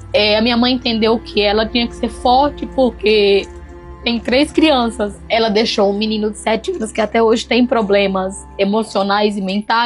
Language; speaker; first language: Portuguese; native; Portuguese